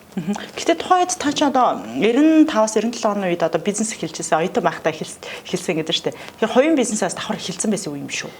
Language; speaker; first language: Mongolian; native; Mongolian